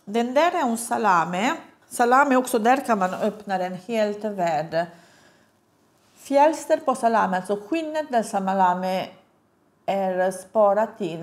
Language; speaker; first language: Swedish; non-native, fluent; Italian